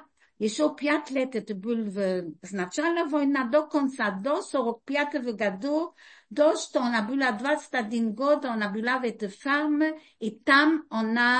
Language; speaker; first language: Russian; early bilingual, heritage; Russian